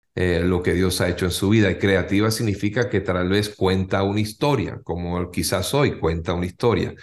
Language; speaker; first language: Spanish; native; Spanish